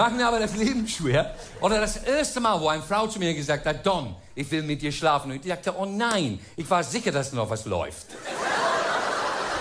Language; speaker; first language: German; non-native, fluent; English